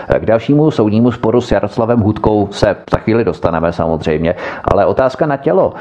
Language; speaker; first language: Czech; native; Czech